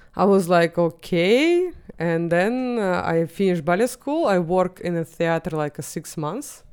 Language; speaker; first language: English; non-native, fluent; Russian